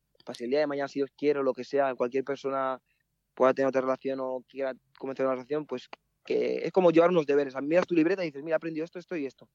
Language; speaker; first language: Spanish; early bilingual, other home language; Mandingo